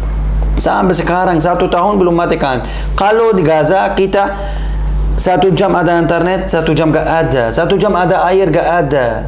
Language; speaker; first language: Indonesian; non-native, learner; Arabic